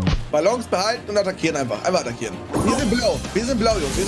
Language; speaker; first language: German; native; German